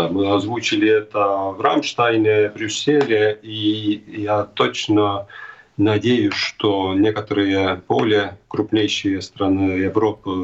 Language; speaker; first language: Russian; non-native, fluent; Estonian